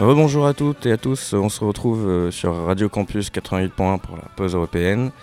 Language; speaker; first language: French; native; French